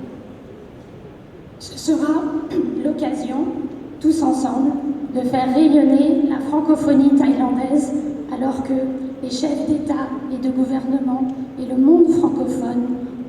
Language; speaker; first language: French; native; French